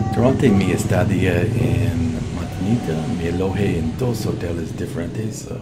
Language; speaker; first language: Spanish; non-native, learner; English